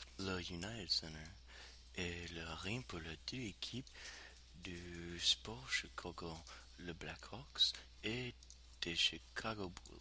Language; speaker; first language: French; non-native, learner; English